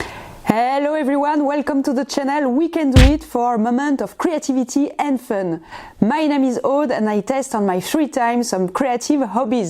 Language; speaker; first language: English; non-native, fluent; French